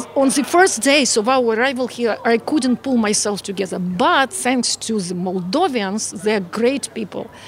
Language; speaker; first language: English; non-native, fluent; Ukrainian